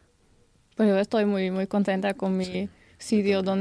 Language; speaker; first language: Spanish; non-native, learner; German